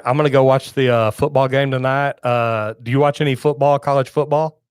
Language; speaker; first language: English; native; English